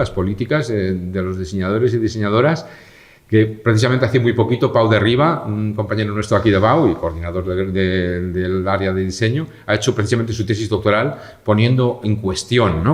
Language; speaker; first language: Spanish; native; Spanish